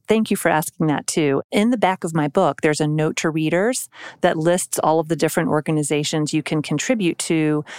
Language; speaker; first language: English; native; English